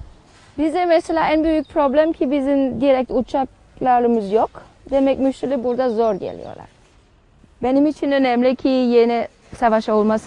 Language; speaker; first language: Turkish; non-native, learner; German